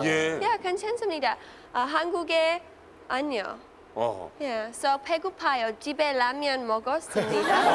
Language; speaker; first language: Korean; non-native, learner; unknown